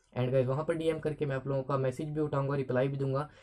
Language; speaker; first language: Hindi; native; Hindi